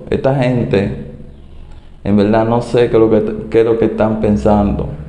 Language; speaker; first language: Spanish; native; Spanish